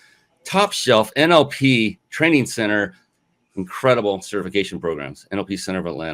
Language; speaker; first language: English; native; English